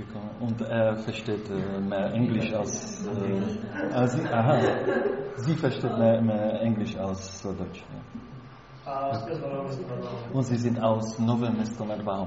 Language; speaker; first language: German; non-native, learner; Czech